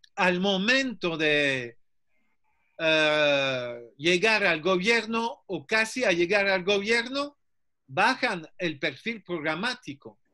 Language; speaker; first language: Spanish; non-native, fluent; French